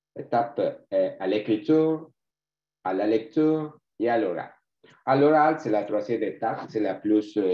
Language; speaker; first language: French; non-native, fluent; Spanish